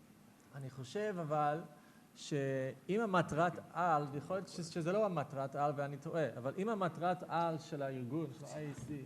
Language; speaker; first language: Hebrew; non-native, fluent; English